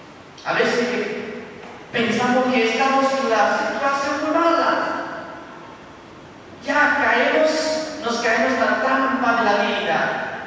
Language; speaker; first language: Spanish; non-native, fluent; Vietnamese